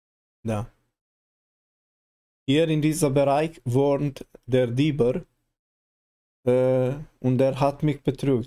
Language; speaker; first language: German; non-native, learner; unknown